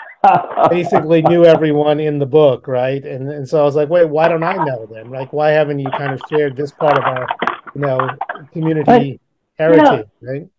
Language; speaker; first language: English; native; English